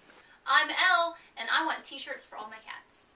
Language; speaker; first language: English; native; English